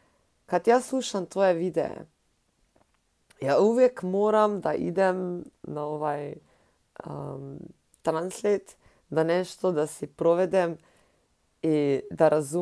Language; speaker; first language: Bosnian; non-native, learner; Slovenian